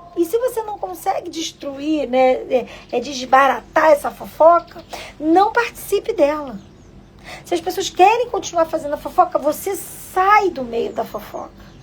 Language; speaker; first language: Portuguese; native; Portuguese